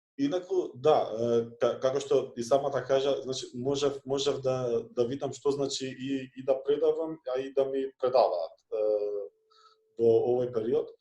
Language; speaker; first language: Macedonian; non-native, local second language; Albanian